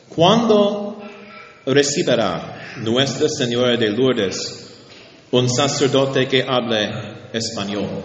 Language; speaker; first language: Spanish; non-native, learner; English